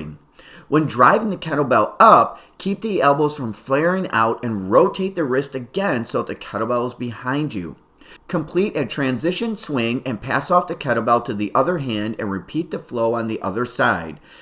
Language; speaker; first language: English; native; English